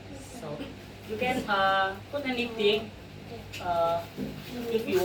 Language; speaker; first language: English; non-native, learner; Indonesian